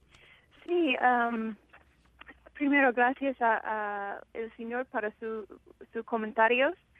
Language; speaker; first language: Spanish; non-native, fluent; English